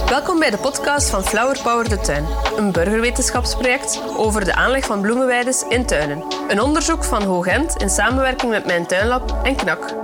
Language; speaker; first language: Dutch; native; Dutch